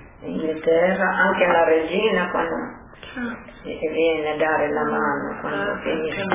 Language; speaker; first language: Italian; non-native, local second language; Slovenian